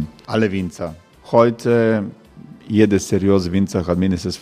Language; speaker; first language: German; non-native, learner; Croatian